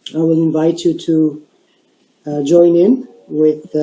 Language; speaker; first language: English; non-native, fluent; Bulgarian